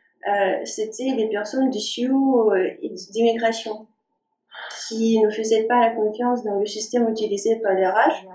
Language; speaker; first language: French; non-native, fluent; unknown